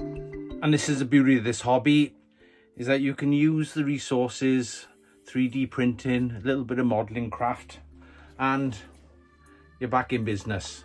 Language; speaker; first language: English; native; English